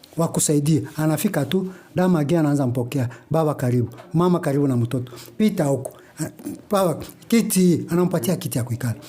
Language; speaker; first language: Swahili; native; Swahili